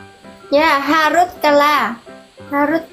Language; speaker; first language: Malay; non-native, learner; Vietnamese